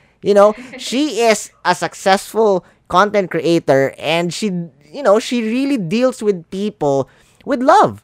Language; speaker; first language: English; non-native, local second language; Filipino